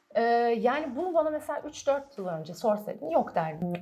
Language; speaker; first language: Turkish; early bilingual, other home language; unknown